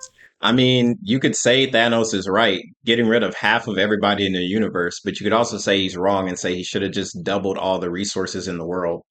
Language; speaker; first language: English; native; English